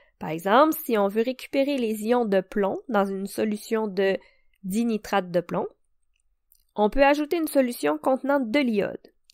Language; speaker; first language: French; native; French